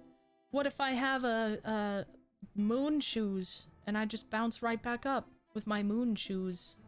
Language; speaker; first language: English; native; English